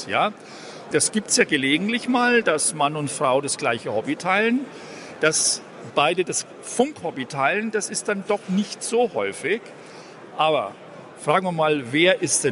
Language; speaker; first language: German; native; German